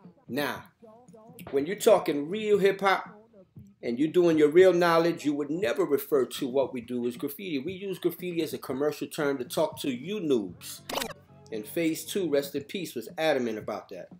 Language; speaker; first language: English; native; English